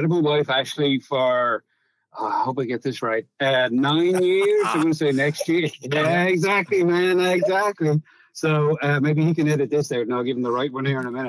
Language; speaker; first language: English; native; English